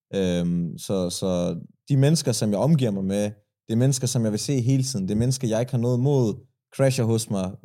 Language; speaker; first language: Danish; early bilingual, other home language; Persian